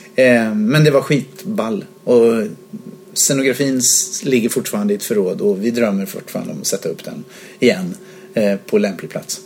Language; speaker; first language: Swedish; native; Swedish